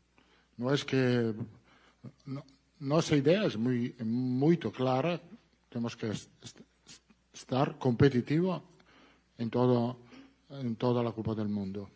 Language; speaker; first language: Portuguese; non-native, learner; Italian